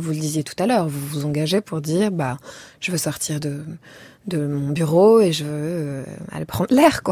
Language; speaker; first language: French; native; French